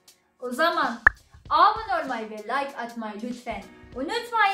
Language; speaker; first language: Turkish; non-native, learner; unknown